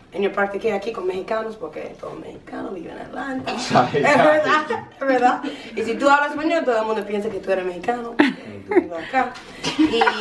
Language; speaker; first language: Spanish; non-native, fluent; English